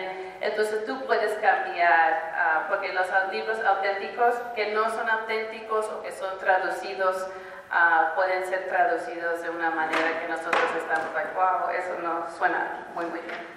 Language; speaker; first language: Spanish; early bilingual, heritage; Spanish